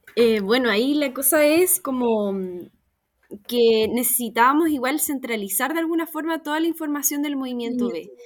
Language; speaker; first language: Spanish; native; Spanish